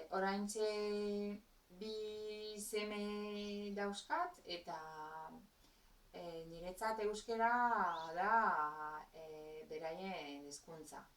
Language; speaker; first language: Basque; non-native, learner; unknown